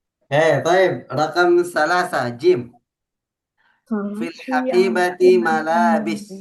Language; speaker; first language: Arabic; non-native, fluent; Indonesian